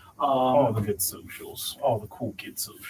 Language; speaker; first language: English; native; English